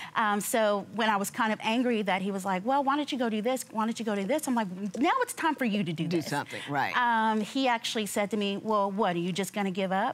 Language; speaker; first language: English; native; English